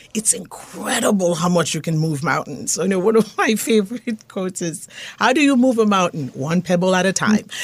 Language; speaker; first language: English; non-native, fluent; Haitian Creole